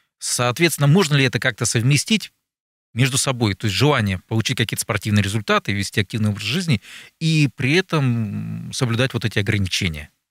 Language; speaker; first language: Russian; native; Russian